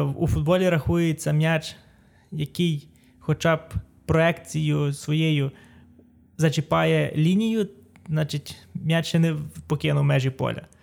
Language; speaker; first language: Ukrainian; native; Ukrainian